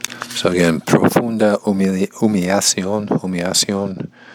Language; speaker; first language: Spanish; non-native, learner; English